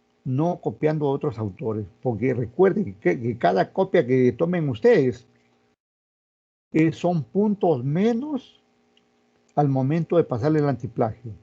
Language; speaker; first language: Spanish; native; Spanish